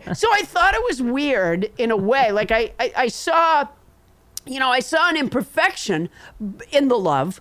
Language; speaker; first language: English; native; English